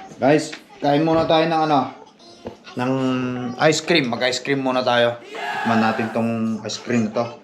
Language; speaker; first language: Filipino; non-native, local second language; Iloko